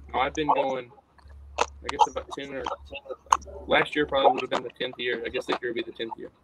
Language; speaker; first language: English; native; English